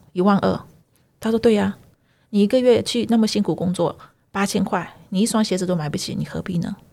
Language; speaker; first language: Chinese; early bilingual, heritage; Chinese